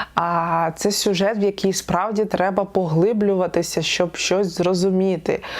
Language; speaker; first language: Ukrainian; native; Ukrainian